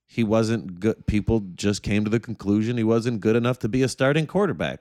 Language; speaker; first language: English; native; English